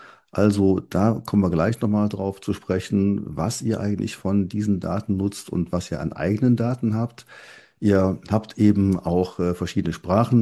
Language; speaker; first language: German; native; German